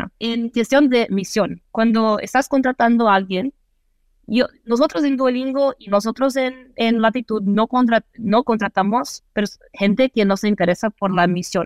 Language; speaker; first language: Spanish; non-native, fluent; Portuguese